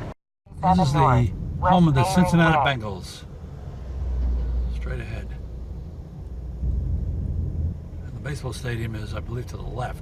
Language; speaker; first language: English; native; English